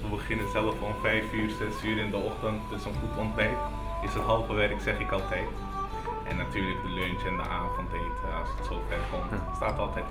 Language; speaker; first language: Dutch; early bilingual, other home language; Turkish